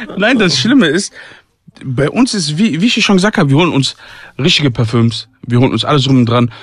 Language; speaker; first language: German; early bilingual, other home language; Arabic